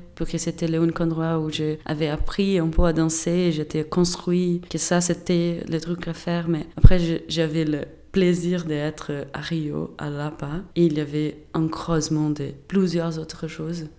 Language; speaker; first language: French; non-native, fluent; Portuguese